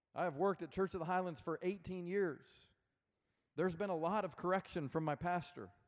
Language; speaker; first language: English; native; English